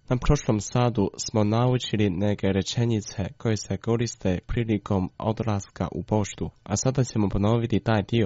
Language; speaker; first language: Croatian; non-native, fluent; Chinese